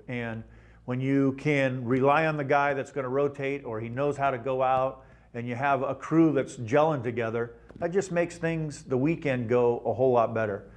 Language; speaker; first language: English; native; English